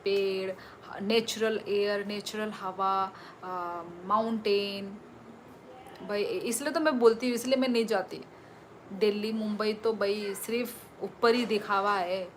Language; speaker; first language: Hindi; non-native, local second language; Kok Borok